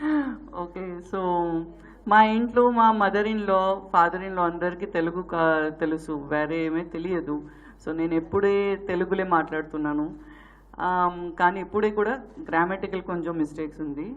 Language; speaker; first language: Telugu; non-native, local second language; Gujarati